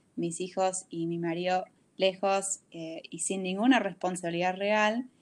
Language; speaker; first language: Spanish; non-native, fluent; English